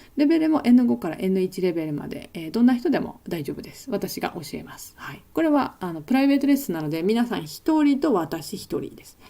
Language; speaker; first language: Japanese; native; Japanese